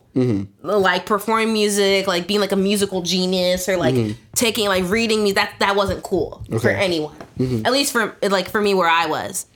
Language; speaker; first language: English; native; English